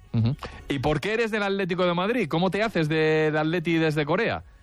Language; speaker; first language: Spanish; native; Spanish